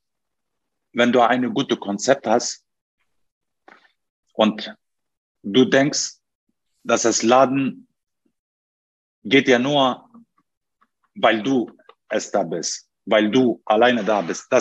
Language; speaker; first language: German; non-native, learner; Turkish